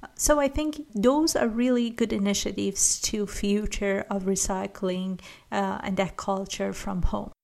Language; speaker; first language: English; non-native, fluent; Persian